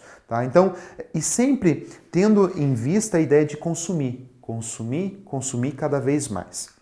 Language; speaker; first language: Portuguese; native; Portuguese